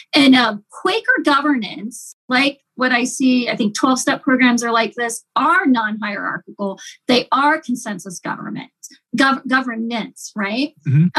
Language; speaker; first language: English; native; English